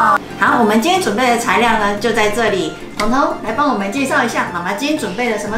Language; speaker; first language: Chinese; native; Chinese